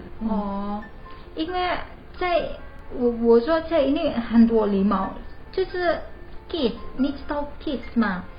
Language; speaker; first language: Chinese; non-native, learner; Indonesian